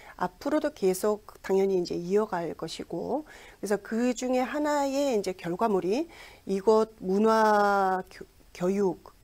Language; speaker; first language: Korean; non-native, fluent; Mongolian